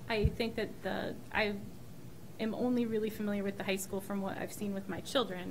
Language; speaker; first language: English; native; English